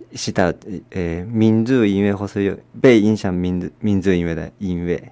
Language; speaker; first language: Chinese; non-native, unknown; Japanese